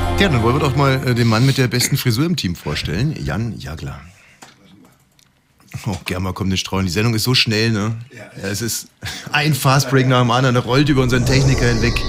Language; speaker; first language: German; native; German